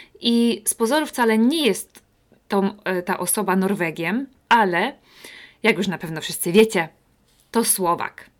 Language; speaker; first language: Polish; native; Polish